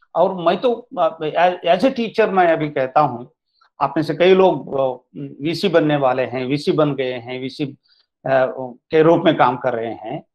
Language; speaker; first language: Hindi; non-native, local second language; Kannada